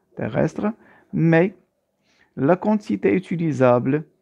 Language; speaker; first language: French; non-native, local second language; Arabic